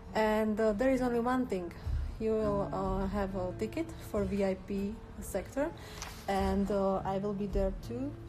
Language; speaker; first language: English; non-native, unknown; Slovak